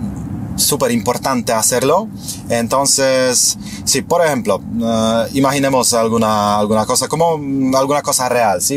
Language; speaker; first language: Spanish; non-native, fluent; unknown